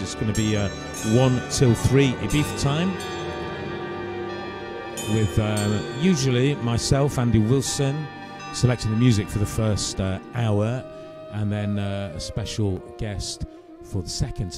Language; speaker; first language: English; native; English